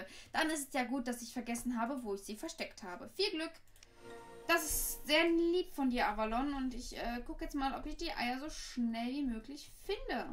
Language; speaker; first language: German; native; German